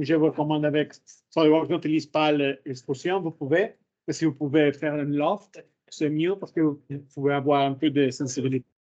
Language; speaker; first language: French; non-native, fluent; Spanish